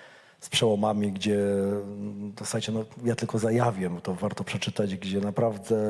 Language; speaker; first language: Polish; native; Polish